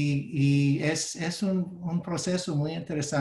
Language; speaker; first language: Spanish; non-native, fluent; English